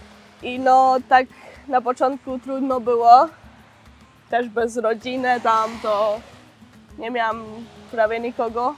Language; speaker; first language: Polish; early bilingual, heritage; Polish